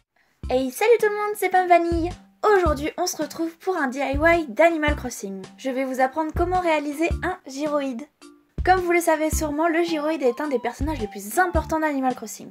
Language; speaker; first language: French; native; French